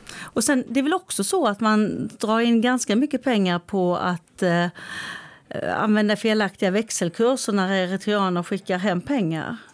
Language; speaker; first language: Swedish; native; Swedish